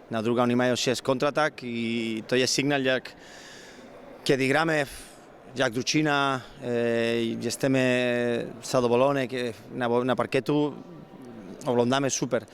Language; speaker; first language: Polish; non-native, learner; Spanish